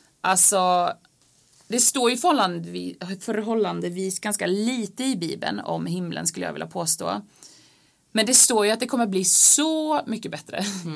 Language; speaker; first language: Swedish; native; Swedish